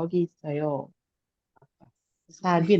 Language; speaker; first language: Korean; non-native, learner; Indonesian